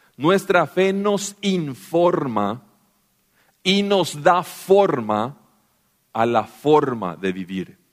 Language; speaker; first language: Spanish; native; Spanish